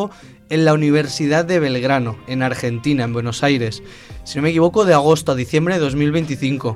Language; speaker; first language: Spanish; native; Spanish